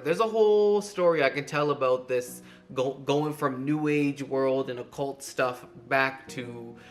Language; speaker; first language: English; native; English